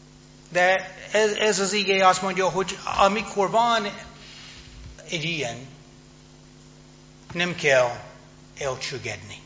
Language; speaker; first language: Hungarian; non-native, fluent; English